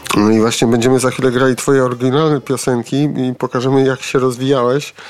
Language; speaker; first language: Polish; native; Polish